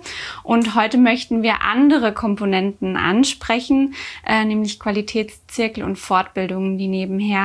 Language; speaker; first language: German; native; German